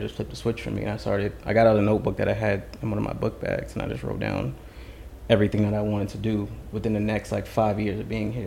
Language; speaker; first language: English; native; English